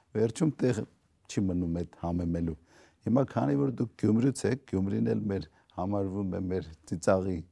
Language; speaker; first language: Armenian; native; Armenian